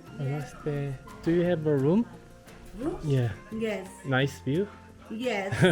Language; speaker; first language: English; non-native, learner; Korean